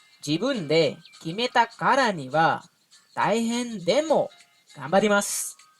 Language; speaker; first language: Japanese; non-native, fluent; Marathi